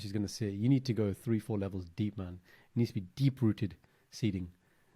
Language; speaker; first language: English; early bilingual, other home language; Punjabi